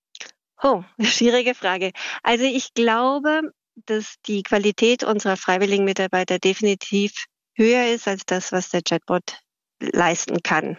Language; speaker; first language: German; native; German